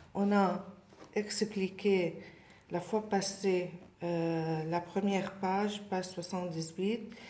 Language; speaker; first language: French; non-native, local second language; Arabic